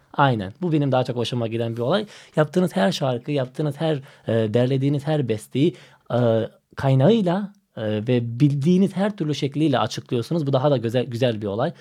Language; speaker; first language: Turkish; non-native, fluent; Macedonian